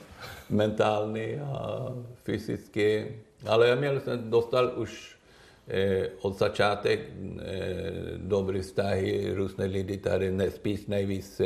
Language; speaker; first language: Czech; non-native, learner; Swedish